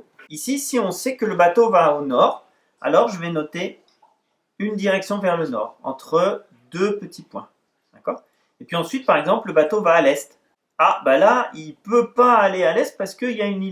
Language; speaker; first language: French; native; French